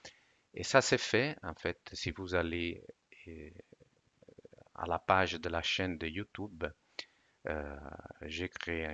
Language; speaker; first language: French; non-native, fluent; Italian